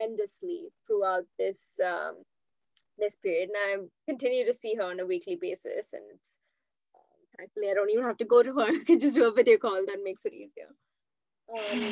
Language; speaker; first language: English; non-native, local second language; Hindi